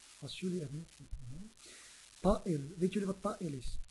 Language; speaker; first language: Dutch; non-native, fluent; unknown